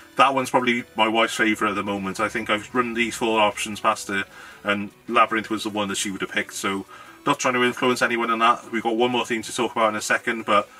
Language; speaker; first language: English; native; English